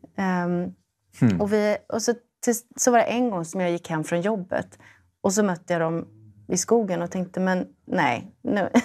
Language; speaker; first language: Swedish; native; Swedish